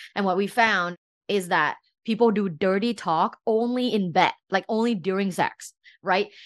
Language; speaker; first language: English; early bilingual, other home language; Thai